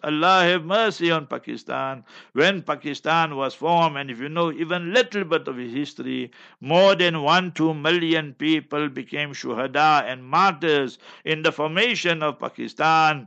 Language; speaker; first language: English; native; English